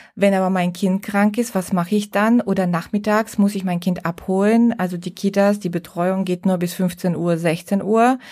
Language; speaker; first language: German; non-native, fluent; Bulgarian